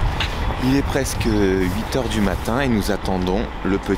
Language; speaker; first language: French; native; French